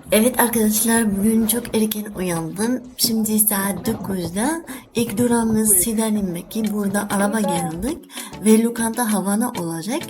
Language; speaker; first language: Turkish; non-native, learner; Arabic